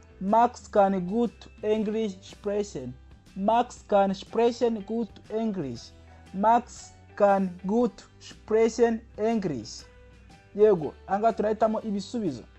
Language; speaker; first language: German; non-native, fluent; Kinyarwanda